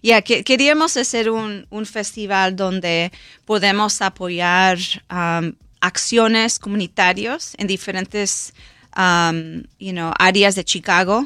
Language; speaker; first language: Spanish; non-native, local second language; English